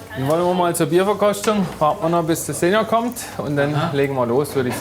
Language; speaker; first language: German; native; German